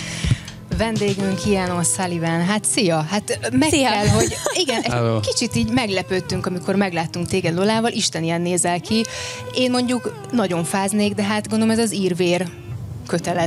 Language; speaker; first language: Hungarian; native; Hungarian